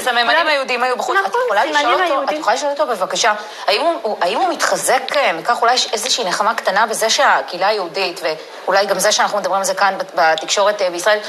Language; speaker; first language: Hebrew; native; Hebrew